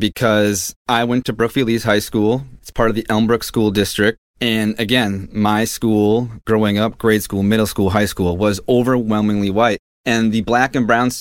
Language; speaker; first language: English; native; English